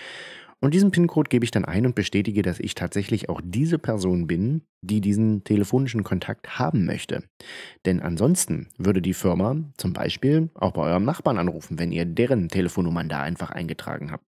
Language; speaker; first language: German; native; German